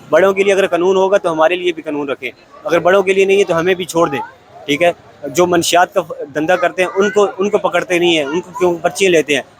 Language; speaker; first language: Urdu; non-native, local second language; Punjabi